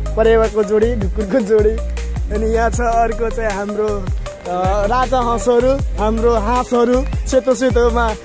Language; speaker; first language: Nepali; non-native, local second language; Rana Tharu